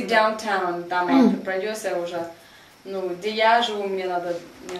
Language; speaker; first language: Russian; early bilingual, heritage; Russian